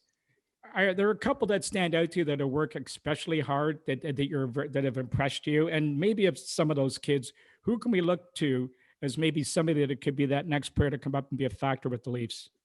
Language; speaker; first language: English; native; English